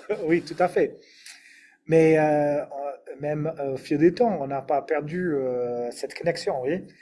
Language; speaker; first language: French; non-native, fluent; English